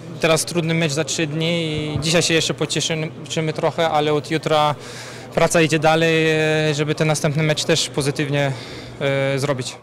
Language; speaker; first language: Polish; early bilingual, heritage; Polish